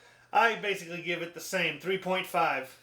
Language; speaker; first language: English; native; English